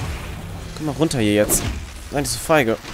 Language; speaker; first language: German; native; German